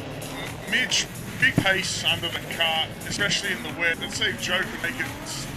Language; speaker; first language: English; native; English